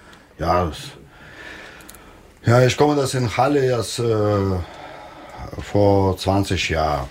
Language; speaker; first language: German; non-native, learner; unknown